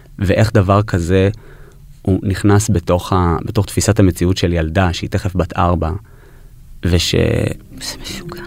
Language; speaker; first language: Hebrew; early bilingual, heritage; Hebrew